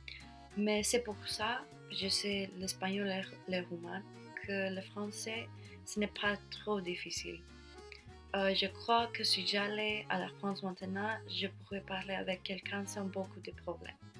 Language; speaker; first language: French; non-native, learner; Spanish